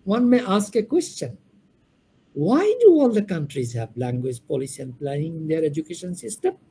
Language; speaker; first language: English; non-native, local second language; Bangla